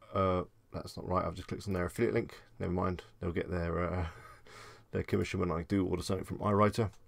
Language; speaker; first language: English; native; English